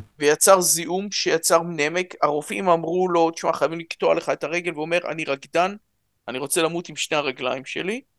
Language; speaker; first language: Hebrew; early bilingual, other home language; Russian